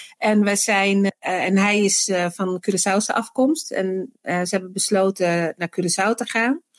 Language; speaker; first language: Dutch; early bilingual, other home language; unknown